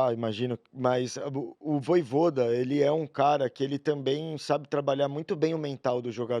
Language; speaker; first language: Portuguese; native; Portuguese